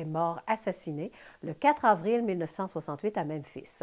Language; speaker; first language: French; native; French